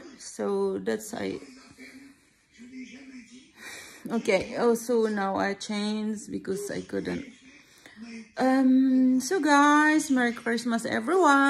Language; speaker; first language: English; non-native, learner; Filipino